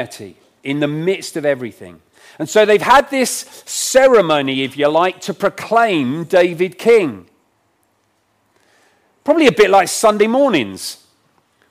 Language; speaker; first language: English; native; English